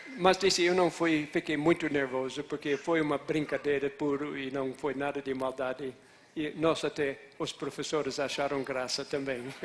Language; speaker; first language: Portuguese; non-native, fluent; English